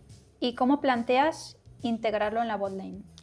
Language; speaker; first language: Spanish; native; Spanish